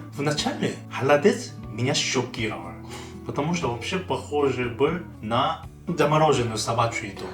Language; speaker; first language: Russian; non-native, fluent; Korean